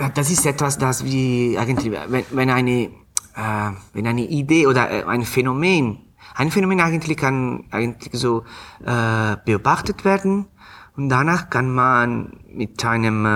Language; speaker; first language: German; non-native, fluent; Italian